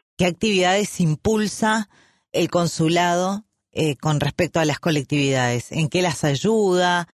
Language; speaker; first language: Spanish; native; Spanish